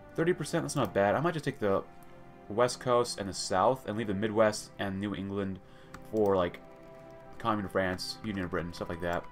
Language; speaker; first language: English; native; English